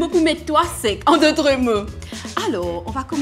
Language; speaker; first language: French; non-native, local second language; Morisyen